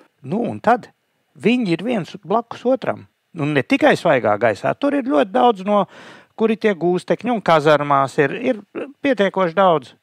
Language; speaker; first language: Latvian; native; Latvian